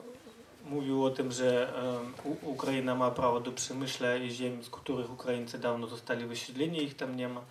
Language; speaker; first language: Polish; non-native, fluent; Ukrainian